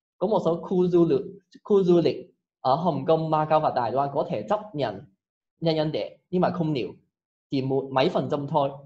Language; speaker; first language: Vietnamese; non-native, fluent; Cantonese